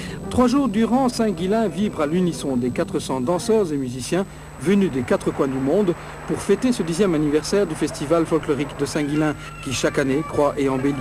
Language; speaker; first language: French; native; French